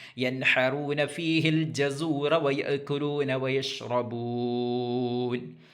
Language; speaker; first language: Arabic; non-native, fluent; Malayalam